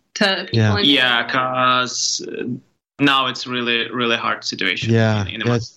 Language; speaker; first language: English; non-native, learner; Ukrainian